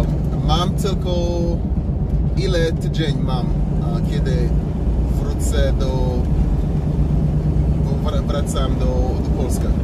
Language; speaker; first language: Polish; non-native, learner; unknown